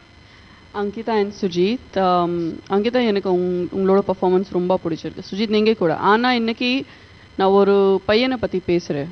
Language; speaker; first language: Tamil; non-native, local second language; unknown